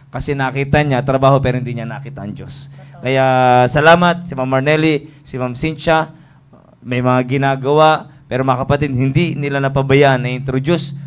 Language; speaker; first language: Filipino; native; Filipino